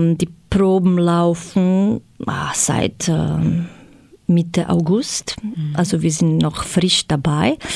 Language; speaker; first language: German; non-native, fluent; Croatian